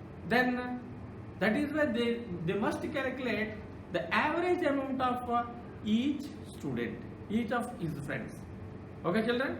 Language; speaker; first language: English; non-native, local second language; Telugu